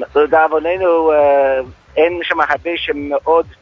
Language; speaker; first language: Hebrew; non-native, fluent; English